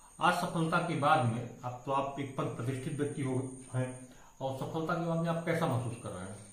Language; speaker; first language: Hindi; native; Hindi